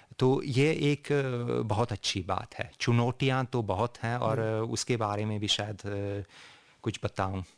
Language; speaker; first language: Hindi; non-native, fluent; Hungarian